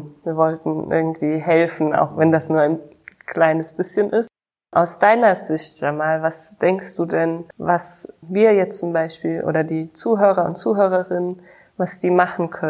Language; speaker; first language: German; native; German